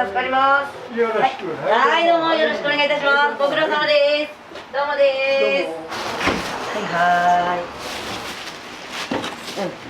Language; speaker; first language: Japanese; native; Japanese